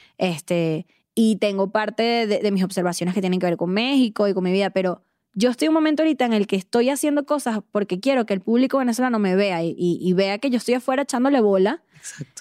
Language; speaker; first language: Spanish; native; Spanish